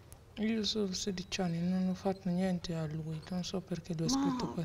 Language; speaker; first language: Italian; non-native, learner; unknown